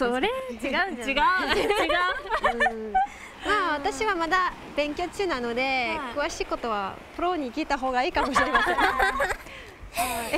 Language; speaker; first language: Japanese; non-native, fluent; French